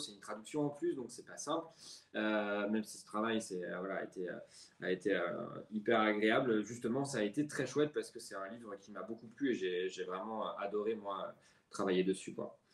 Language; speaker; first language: French; native; French